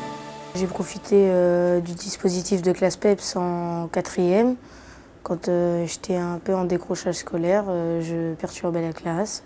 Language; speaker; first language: French; native; French